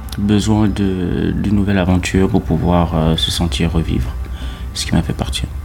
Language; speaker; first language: French; non-native, local second language; Fang